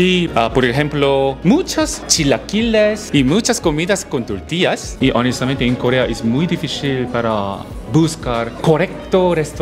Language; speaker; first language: Spanish; non-native, learner; Korean